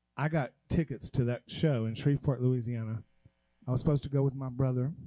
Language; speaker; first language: English; native; English